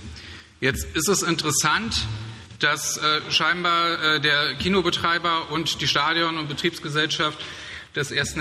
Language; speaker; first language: German; native; German